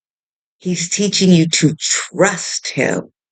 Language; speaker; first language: English; native; English